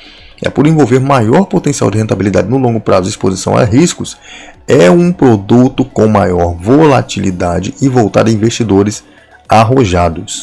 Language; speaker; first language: Portuguese; native; Portuguese